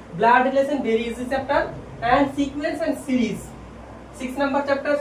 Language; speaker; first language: Hindi; non-native, local second language; Bangla